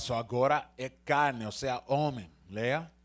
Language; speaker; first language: Portuguese; non-native, learner; Spanish